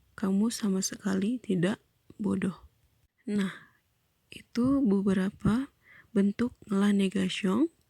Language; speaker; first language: Indonesian; native; Indonesian